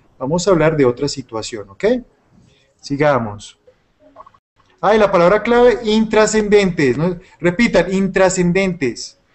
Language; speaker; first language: Spanish; native; Spanish